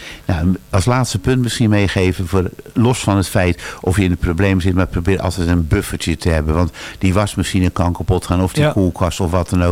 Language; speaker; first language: Dutch; native; Dutch